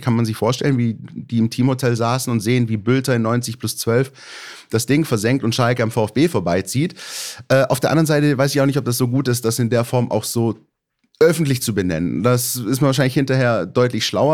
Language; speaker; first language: German; native; German